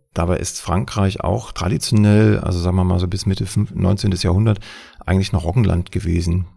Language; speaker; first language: German; native; German